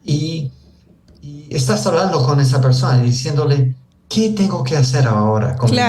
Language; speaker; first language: Spanish; early bilingual, heritage; Spanish